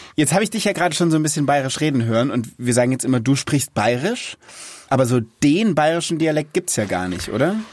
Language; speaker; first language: German; native; German